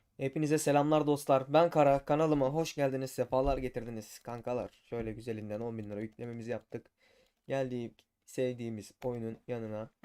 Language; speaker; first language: Turkish; native; Turkish